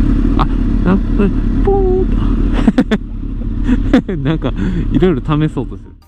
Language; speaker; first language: Japanese; native; Japanese